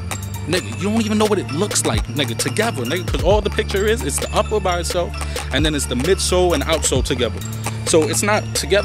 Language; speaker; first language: English; native; English